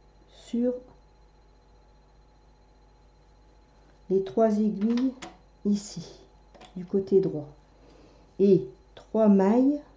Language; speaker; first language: French; native; French